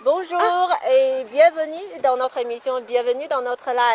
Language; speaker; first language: French; non-native, fluent; Chinese